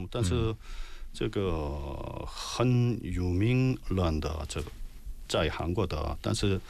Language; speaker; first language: Chinese; non-native, learner; Korean